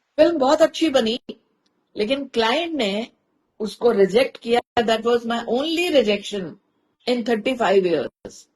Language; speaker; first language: Hindi; native; Hindi